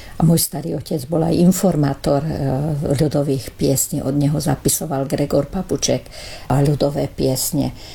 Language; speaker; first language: Slovak; early bilingual, heritage; Slovak